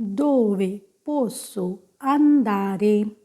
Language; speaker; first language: Italian; non-native, fluent; Punjabi